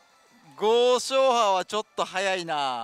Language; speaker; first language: Japanese; native; Japanese